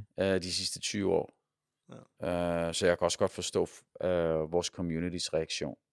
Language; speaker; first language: Danish; early bilingual, other home language; Arabic